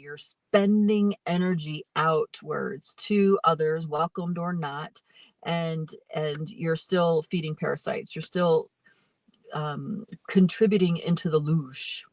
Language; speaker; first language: English; native; English